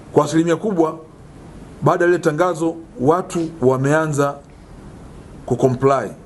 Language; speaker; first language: Swahili; native; Swahili